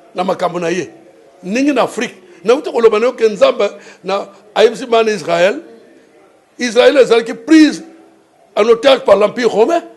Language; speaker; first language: Lingala; non-native, local second language; Kongo